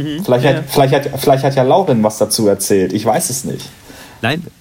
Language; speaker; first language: German; native; German